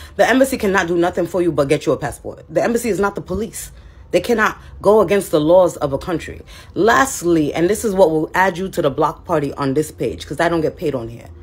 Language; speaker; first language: English; native; English